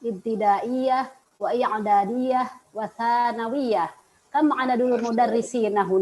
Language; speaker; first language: Arabic; non-native, learner; Indonesian